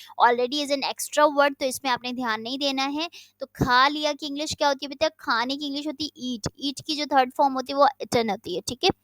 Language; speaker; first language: Urdu; native; Urdu